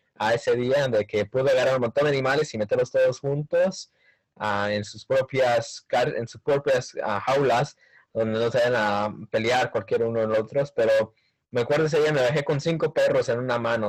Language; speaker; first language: Spanish; early bilingual, heritage; Spanish